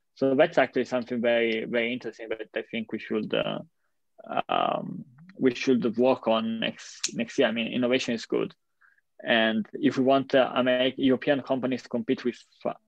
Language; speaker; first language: English; non-native, fluent; Italian